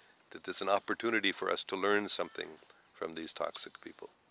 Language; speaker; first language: English; native; English